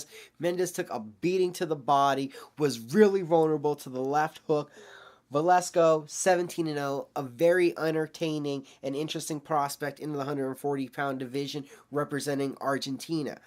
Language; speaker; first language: English; native; English